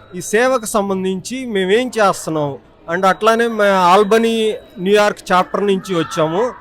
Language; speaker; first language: Telugu; native; Telugu